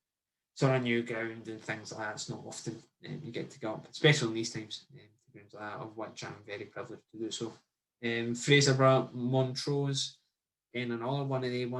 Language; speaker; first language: English; native; English